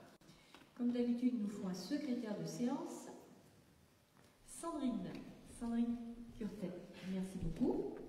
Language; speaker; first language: French; native; French